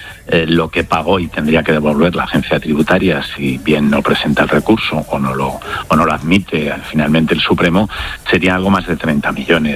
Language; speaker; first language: Spanish; native; Spanish